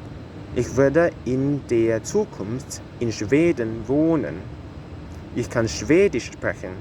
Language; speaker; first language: German; non-native, learner; Cantonese